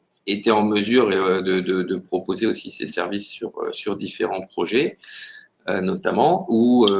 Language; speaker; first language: French; native; French